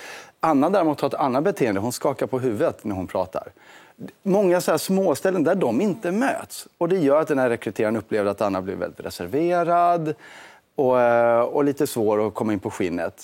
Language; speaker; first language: Swedish; native; Swedish